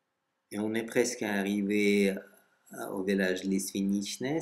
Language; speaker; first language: French; non-native, fluent; Russian